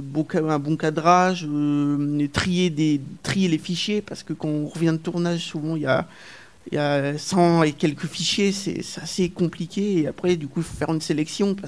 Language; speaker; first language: French; native; French